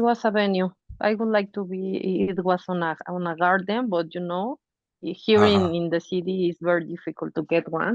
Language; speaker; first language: English; non-native, fluent; Spanish